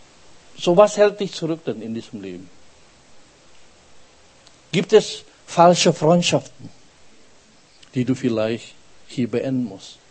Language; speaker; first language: German; non-native, fluent; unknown